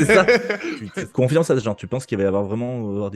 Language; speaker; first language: French; native; French